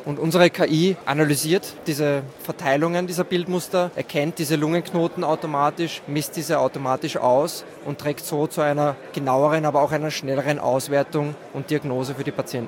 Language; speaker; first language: German; native; German